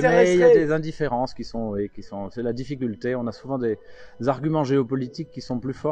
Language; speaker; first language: French; native; French